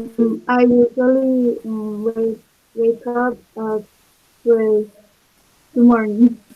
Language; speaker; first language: English; non-native, learner; Spanish